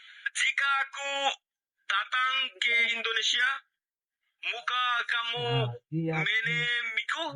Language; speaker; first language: Indonesian; non-native, learner; Bangla